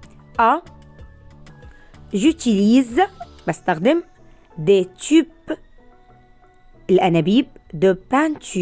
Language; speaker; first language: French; non-native, fluent; Arabic